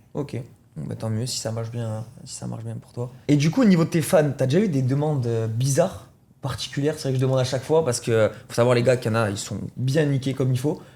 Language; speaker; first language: French; native; French